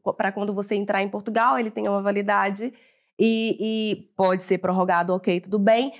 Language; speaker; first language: Portuguese; native; Portuguese